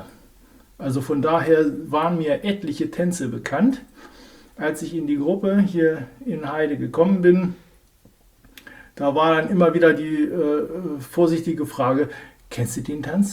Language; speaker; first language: German; native; German